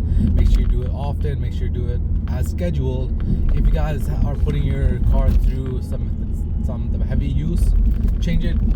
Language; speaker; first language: English; native; English